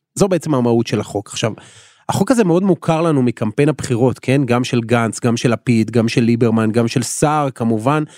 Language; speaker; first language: Hebrew; native; Hebrew